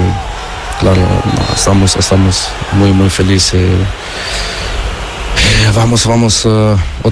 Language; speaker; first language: Spanish; non-native, learner; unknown